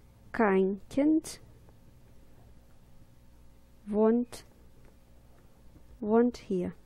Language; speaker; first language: German; non-native, fluent; Portuguese